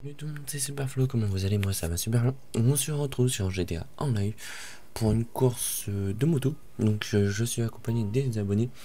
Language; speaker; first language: French; native; French